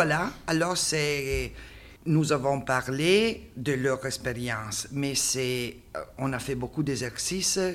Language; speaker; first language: French; non-native, learner; Italian